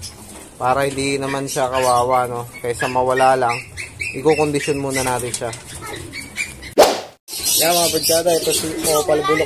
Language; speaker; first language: Filipino; native; Filipino